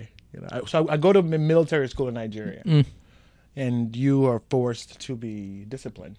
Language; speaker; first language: English; non-native, local second language; Yoruba